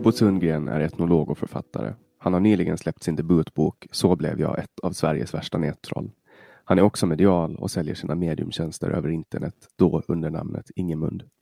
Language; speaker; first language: Swedish; native; Swedish